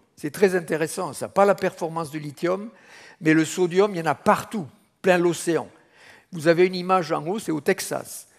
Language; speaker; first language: French; native; French